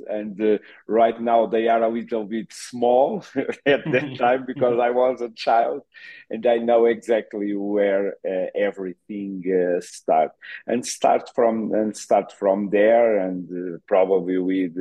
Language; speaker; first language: English; non-native, fluent; Portuguese